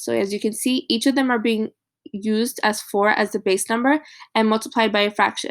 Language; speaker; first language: English; native; English